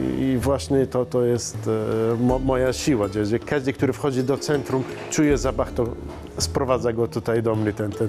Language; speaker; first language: Polish; non-native, fluent; Arabic